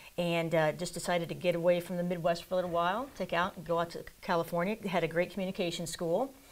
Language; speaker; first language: English; native; English